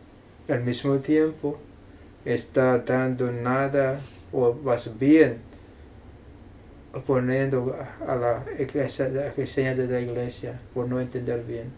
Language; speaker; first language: Spanish; non-native, fluent; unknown